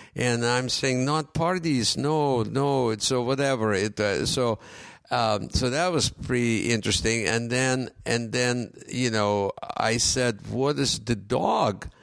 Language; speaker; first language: English; non-native, fluent; Russian